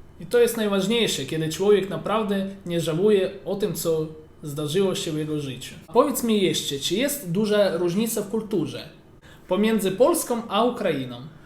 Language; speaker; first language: Polish; non-native, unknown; Ukrainian